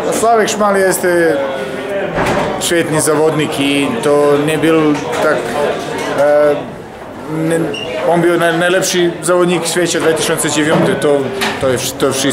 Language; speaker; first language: Polish; non-native, learner; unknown